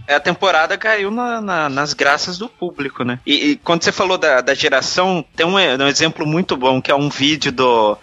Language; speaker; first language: Portuguese; native; Portuguese